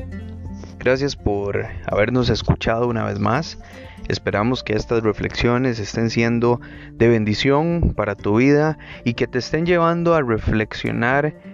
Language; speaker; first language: Spanish; native; Spanish